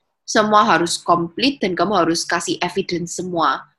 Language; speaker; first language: Indonesian; early bilingual, heritage; Indonesian